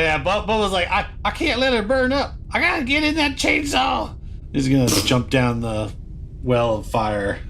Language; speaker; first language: English; native; English